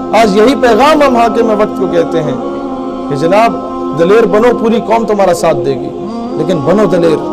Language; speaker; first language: Urdu; non-native, local second language; Punjabi